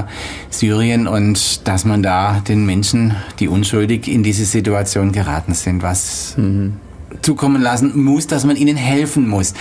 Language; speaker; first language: German; native; German